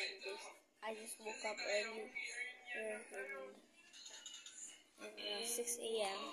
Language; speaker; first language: English; non-native, local second language; Filipino